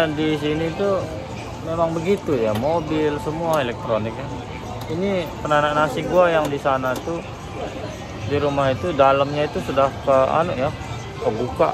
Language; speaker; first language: Indonesian; native; Indonesian